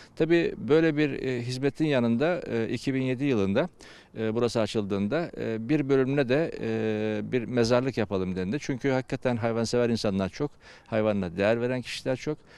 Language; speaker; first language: Turkish; native; Turkish